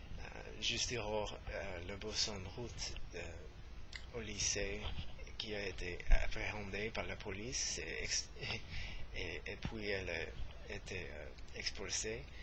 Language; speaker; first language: French; non-native, learner; English